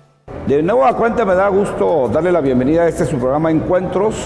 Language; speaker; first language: Spanish; native; Spanish